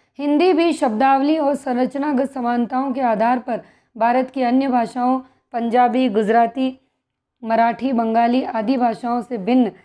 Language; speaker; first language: Hindi; native; Hindi